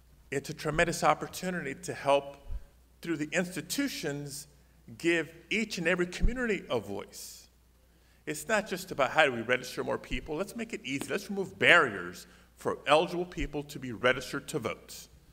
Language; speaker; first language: English; early bilingual, other home language; Spanish